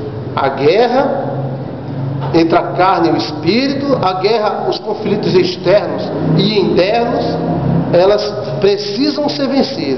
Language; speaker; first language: Portuguese; native; Portuguese